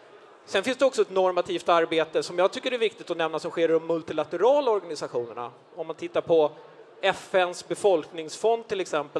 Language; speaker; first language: Swedish; native; Swedish